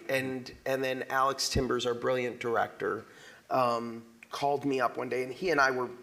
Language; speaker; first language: English; native; English